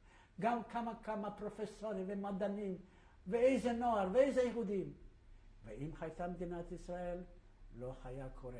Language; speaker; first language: Hebrew; non-native, fluent; Yiddish